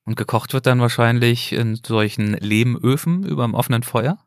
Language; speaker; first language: German; native; German